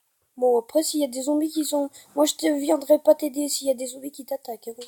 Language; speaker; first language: French; native; French